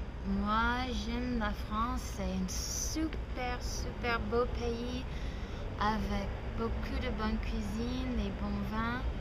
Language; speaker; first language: French; non-native, learner; English